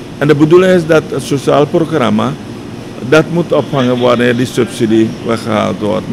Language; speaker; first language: Dutch; native; Dutch